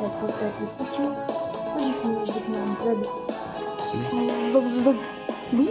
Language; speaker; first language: French; native; French